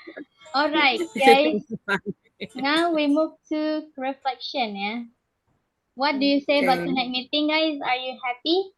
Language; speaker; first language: English; non-native, fluent; Indonesian